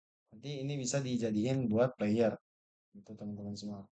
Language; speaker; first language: Indonesian; native; Indonesian